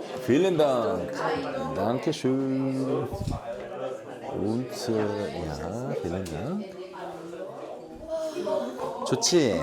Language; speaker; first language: German; non-native, learner; Korean